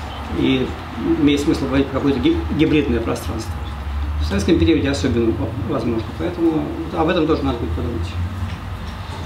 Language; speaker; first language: Russian; native; Russian